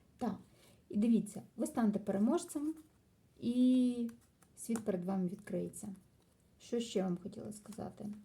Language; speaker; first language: Ukrainian; non-native, local second language; Russian